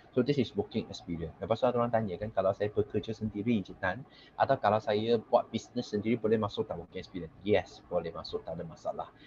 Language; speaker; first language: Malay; non-native, local second language; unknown